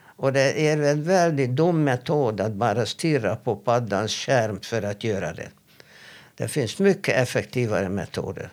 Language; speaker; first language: Swedish; non-native, fluent; Hebrew